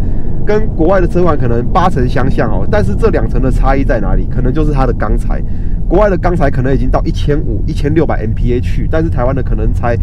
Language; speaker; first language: Chinese; native; Chinese